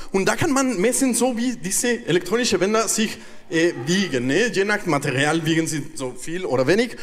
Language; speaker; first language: German; non-native, fluent; Spanish